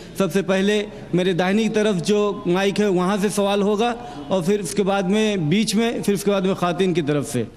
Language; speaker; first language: Urdu; native; Urdu